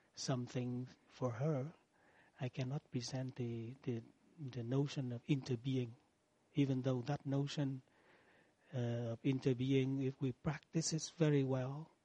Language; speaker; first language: English; non-native, fluent; Vietnamese